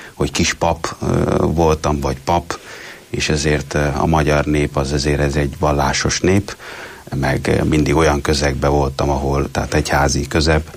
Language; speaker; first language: Hungarian; non-native, fluent; Italian